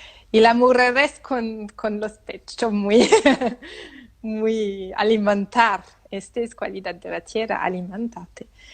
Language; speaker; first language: Spanish; non-native, learner; French